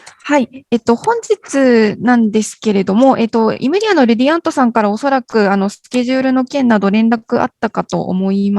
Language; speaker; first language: Japanese; native; Japanese